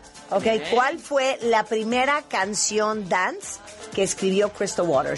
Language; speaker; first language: Spanish; native; Spanish